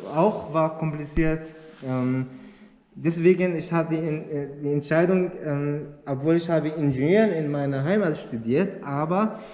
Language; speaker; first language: German; non-native, learner; Arabic